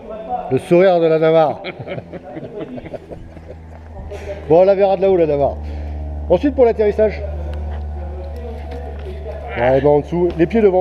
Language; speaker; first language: French; native; French